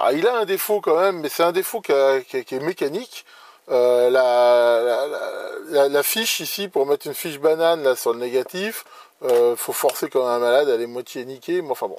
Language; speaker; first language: French; native; French